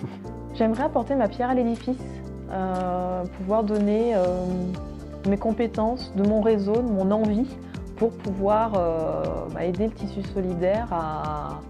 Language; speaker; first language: French; native; French